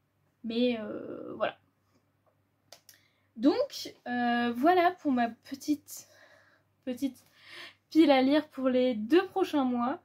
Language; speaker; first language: French; native; French